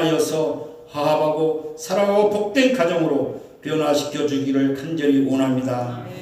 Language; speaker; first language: Korean; native; Korean